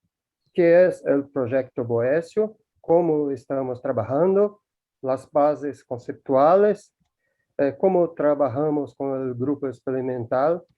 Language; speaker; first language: Spanish; non-native, learner; Portuguese